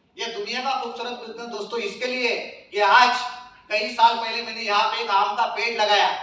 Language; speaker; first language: Hindi; non-native, local second language; Marathi